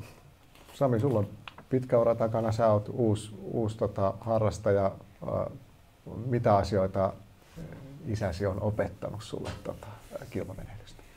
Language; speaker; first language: Finnish; native; Finnish